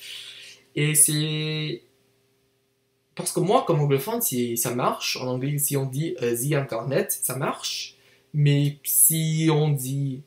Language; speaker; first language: French; non-native, learner; English